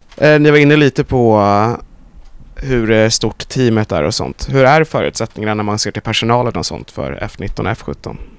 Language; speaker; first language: Swedish; native; Swedish